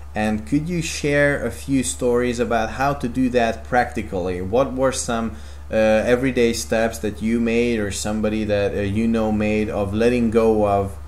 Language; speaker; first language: English; non-native, fluent; Hungarian